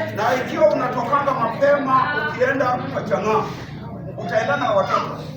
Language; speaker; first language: Swahili; non-native, local second language; Luyia